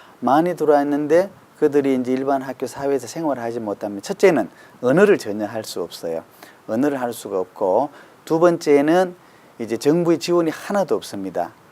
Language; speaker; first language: Korean; native; Korean